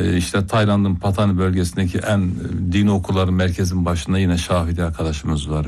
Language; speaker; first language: Turkish; non-native, local second language; Zaza